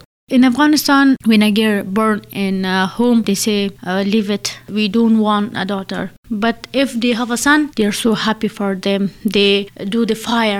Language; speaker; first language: English; non-native, learner; Persian